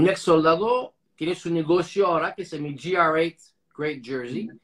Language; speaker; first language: Spanish; non-native, fluent; English